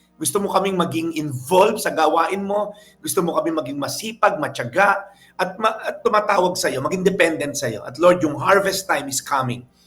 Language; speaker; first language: Filipino; native; Filipino